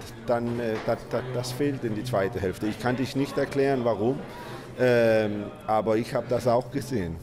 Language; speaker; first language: German; non-native, fluent; Danish